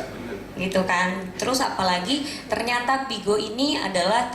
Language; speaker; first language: Indonesian; native; Indonesian